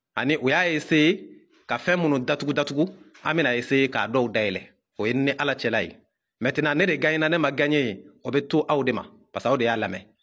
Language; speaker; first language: French; non-native, local second language; Bambara